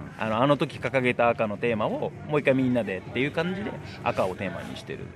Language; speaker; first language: Japanese; native; Japanese